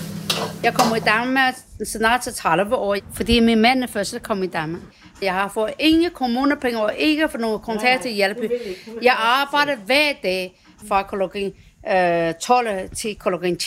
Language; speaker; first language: Danish; non-native, learner; Chinese